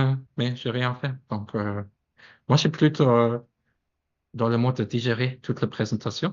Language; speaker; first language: French; non-native, fluent; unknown